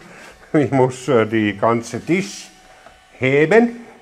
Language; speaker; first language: German; non-native, learner; Finnish